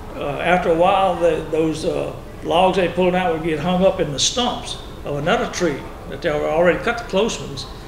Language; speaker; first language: English; native; English